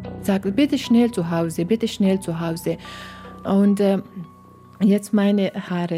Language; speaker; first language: German; non-native, learner; Persian